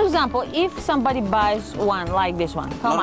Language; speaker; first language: English; non-native, fluent; Bulgarian